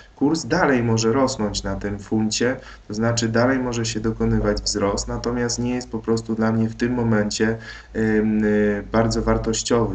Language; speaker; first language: Polish; native; Polish